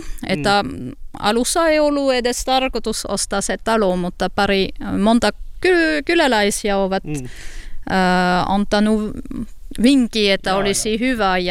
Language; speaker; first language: Finnish; non-native, learner; French